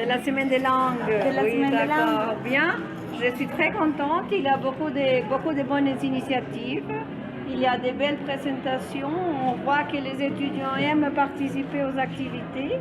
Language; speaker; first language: French; non-native, fluent; Spanish